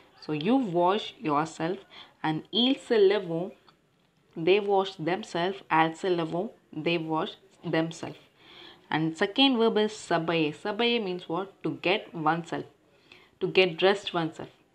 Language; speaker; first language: English; non-native, local second language; Tamil